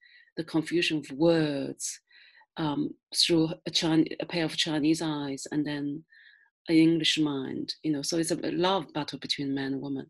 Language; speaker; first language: English; non-native, fluent; Chinese